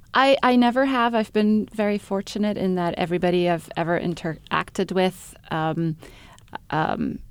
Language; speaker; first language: English; non-native, fluent; Arabic